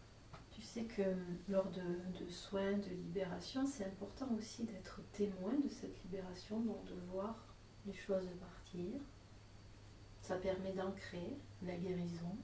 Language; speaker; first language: French; native; French